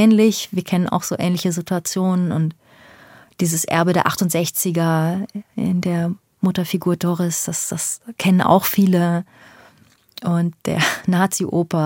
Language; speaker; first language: German; early bilingual, other home language; Persian